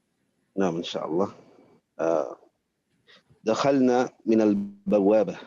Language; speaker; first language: Arabic; non-native, learner; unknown